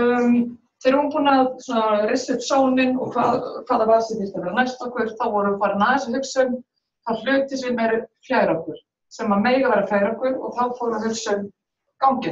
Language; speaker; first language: Icelandic; native; Icelandic